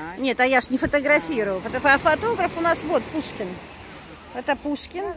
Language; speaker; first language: Russian; native; Russian